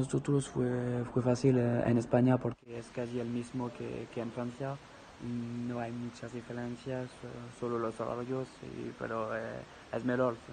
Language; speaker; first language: Spanish; non-native, learner; French